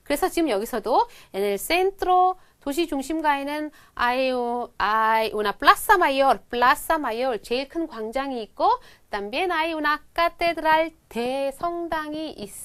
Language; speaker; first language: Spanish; non-native, fluent; Korean